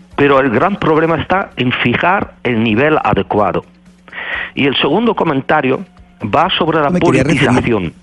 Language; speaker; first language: Spanish; non-native, fluent; Dutch